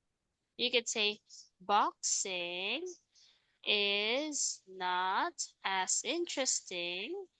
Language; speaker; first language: English; non-native, fluent; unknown